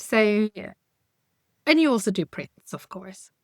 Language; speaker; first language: English; native; English